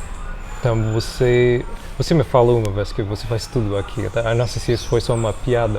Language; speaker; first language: Portuguese; non-native, fluent; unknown